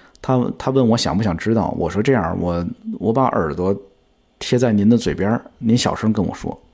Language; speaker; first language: Chinese; native; Chinese